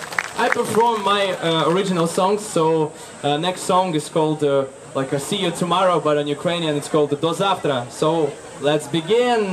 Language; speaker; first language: English; non-native, learner; Ukrainian